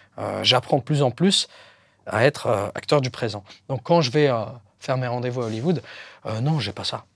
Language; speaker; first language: French; native; French